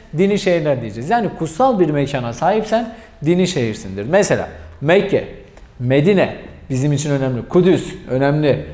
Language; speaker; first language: Turkish; native; Turkish